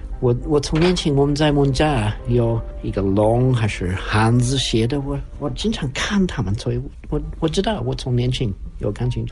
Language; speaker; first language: Chinese; non-native, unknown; English